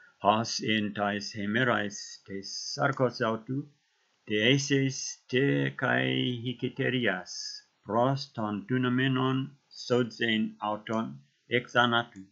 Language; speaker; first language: Greek; non-native, learner; English